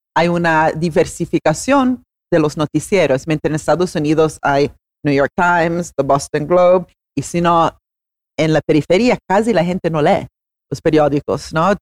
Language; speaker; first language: Spanish; non-native, fluent; Italian